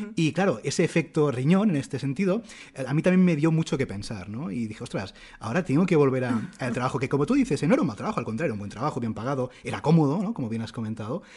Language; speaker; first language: Spanish; native; Spanish